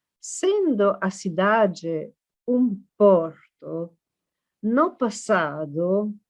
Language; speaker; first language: Portuguese; non-native, fluent; Italian